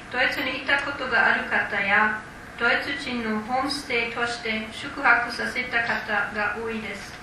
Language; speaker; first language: Japanese; non-native, fluent; German